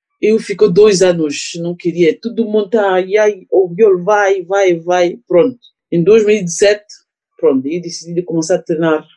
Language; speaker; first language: Portuguese; non-native, learner; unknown